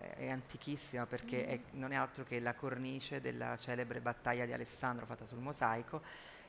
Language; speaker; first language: Italian; native; Italian